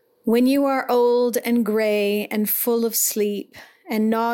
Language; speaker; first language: English; native; English